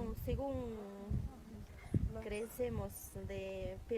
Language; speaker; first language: Spanish; non-native, local second language; Quechua